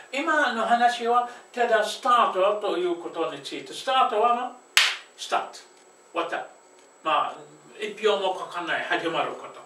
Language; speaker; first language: Japanese; non-native, fluent; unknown